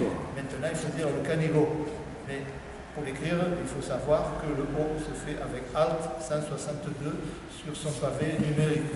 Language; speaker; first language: French; native; French